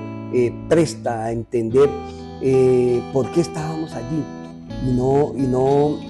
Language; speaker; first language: Spanish; native; Spanish